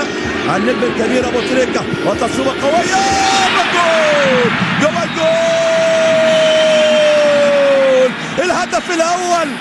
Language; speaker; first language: Arabic; native; Arabic